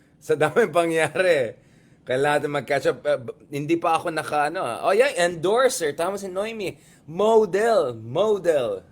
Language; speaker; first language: Filipino; native; Filipino